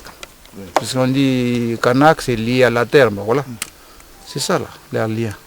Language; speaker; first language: French; non-native, local second language; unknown